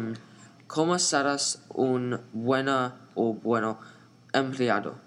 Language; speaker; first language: Spanish; non-native, learner; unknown